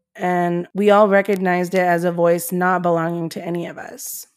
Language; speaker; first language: English; native; English